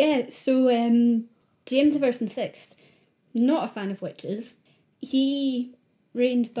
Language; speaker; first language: English; native; English